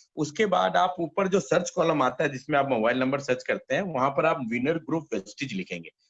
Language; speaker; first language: Hindi; native; Hindi